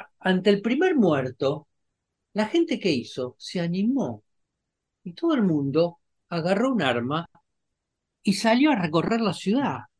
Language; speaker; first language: Spanish; native; Spanish